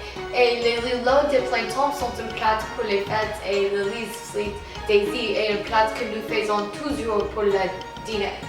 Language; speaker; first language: French; non-native, learner; English